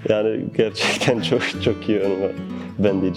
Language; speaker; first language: Turkish; non-native, fluent; Bosnian